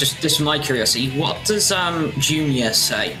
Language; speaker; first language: English; native; English